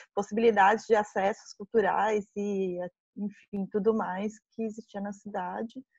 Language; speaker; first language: Portuguese; native; Portuguese